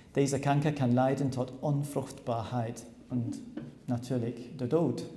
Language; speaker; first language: Dutch; non-native, learner; English